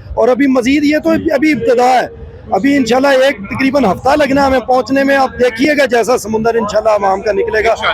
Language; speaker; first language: Urdu; native; Urdu